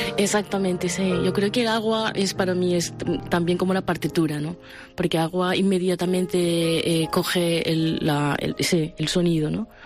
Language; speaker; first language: Spanish; non-native, fluent; Japanese